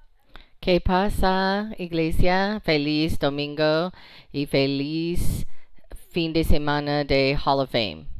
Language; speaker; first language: Spanish; non-native, fluent; English